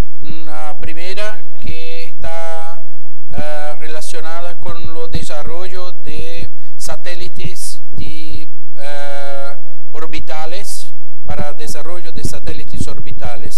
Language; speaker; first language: Spanish; non-native, fluent; Portuguese